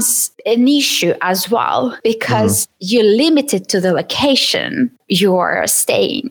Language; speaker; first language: English; non-native, fluent; Ukrainian